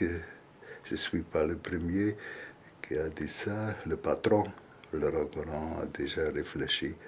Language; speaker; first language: French; non-native, fluent; German